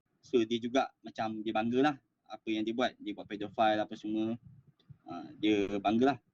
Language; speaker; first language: Malay; native; Malay